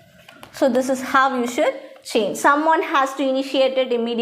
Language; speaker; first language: English; non-native, local second language; Tamil